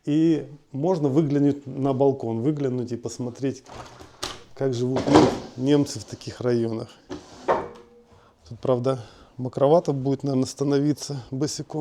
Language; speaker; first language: Russian; native; Russian